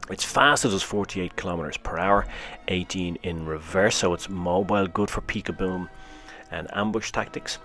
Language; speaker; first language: English; native; English